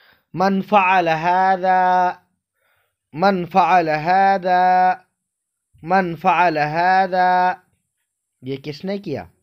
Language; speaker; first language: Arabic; non-native, fluent; Urdu